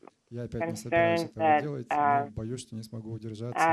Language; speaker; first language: Russian; native; Russian